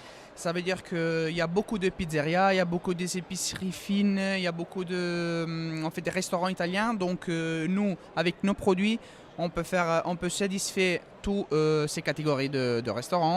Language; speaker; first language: French; early bilingual, heritage; French